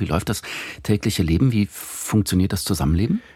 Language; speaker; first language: German; native; German